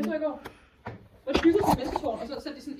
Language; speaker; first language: Danish; native; Danish